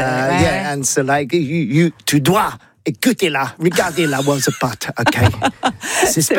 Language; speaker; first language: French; non-native, learner; English